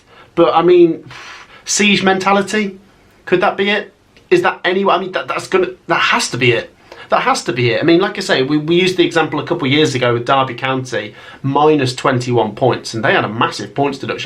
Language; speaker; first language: English; native; English